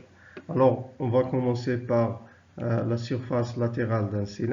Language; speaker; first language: French; non-native, local second language; Arabic